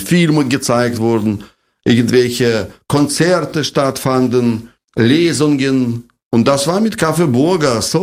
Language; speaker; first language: German; non-native, fluent; Russian